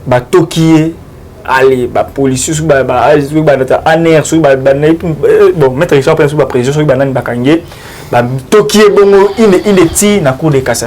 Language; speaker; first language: French; non-native, local second language; Lingala